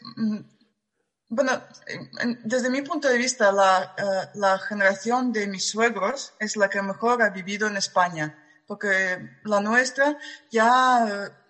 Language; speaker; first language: Spanish; non-native, fluent; Russian